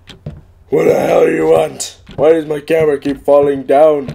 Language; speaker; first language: English; native; English